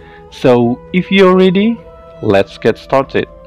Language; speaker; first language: English; non-native, fluent; Indonesian